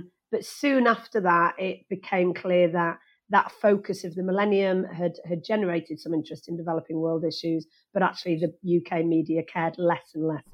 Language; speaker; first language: English; native; English